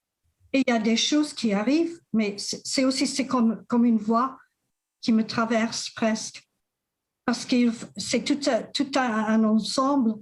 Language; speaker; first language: French; non-native, fluent; English